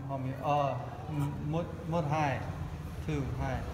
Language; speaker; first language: Vietnamese; non-native, learner; English